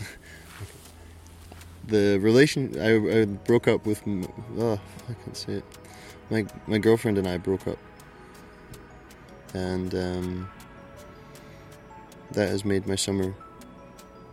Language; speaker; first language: English; native; English